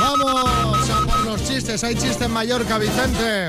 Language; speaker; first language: Spanish; native; Spanish